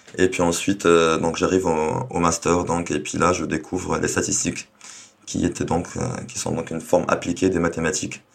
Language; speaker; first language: French; non-native, local second language; Arabic